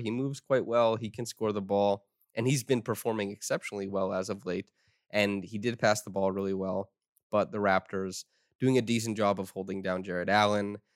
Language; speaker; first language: English; native; English